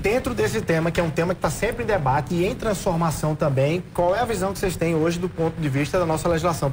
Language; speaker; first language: Portuguese; native; Portuguese